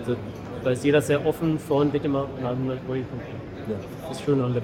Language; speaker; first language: German; native; German